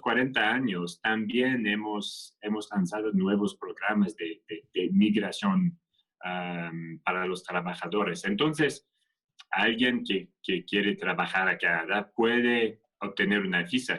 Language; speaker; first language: Spanish; non-native, fluent; French